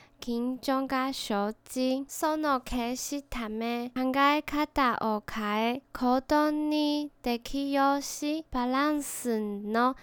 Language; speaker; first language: Japanese; non-native, learner; Chinese